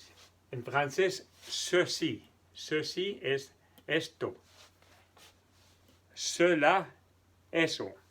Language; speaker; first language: Spanish; non-native, fluent; French